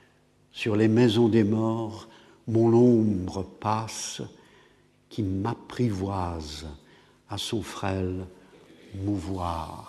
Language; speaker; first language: French; non-native, fluent; English